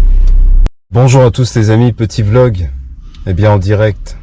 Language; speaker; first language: French; native; French